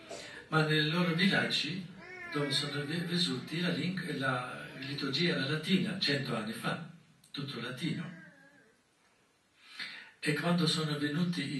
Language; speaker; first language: Italian; non-native, fluent; German